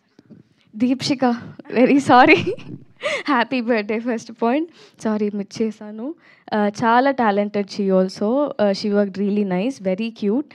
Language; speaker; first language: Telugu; non-native, learner; Tamil